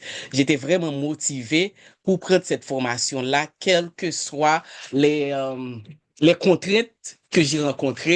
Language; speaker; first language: French; non-native, local second language; Haitian Creole